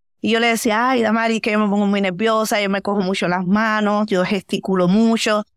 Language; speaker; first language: Spanish; native; Spanish